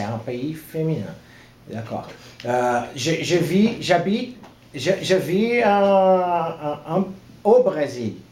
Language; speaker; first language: French; non-native, learner; Portuguese